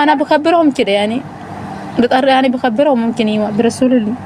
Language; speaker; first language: Arabic; non-native, learner; Amharic